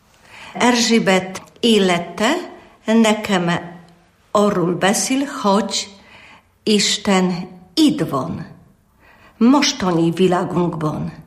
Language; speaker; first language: Hungarian; non-native, learner; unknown